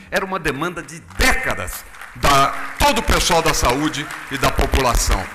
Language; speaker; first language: Portuguese; native; Portuguese